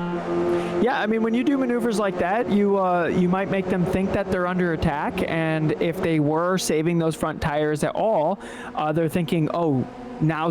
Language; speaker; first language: English; native; English